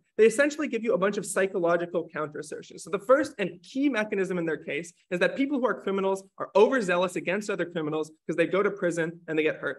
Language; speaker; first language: English; native; English